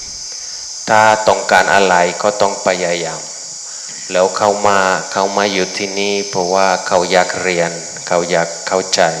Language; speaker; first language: Thai; non-native, fluent; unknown